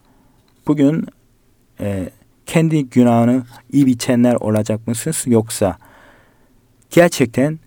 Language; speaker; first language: Turkish; non-native, learner; Korean